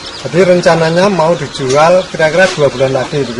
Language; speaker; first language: Indonesian; native; Indonesian